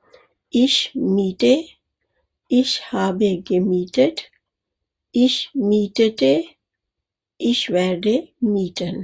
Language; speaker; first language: German; non-native, fluent; Urdu